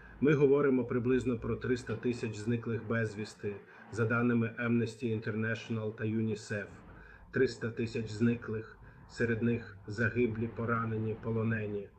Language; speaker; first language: Ukrainian; non-native, fluent; Arabic